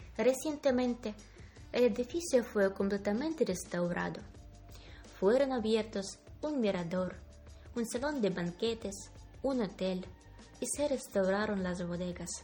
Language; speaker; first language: Spanish; non-native, learner; Ukrainian